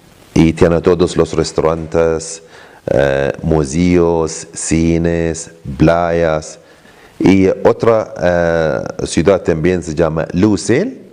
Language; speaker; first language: Spanish; non-native, learner; Arabic